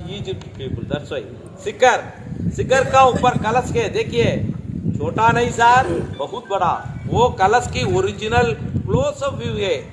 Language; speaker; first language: Hindi; non-native, local second language; Tamil